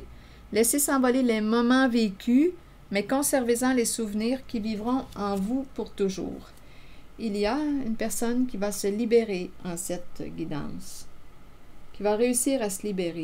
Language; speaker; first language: French; native; French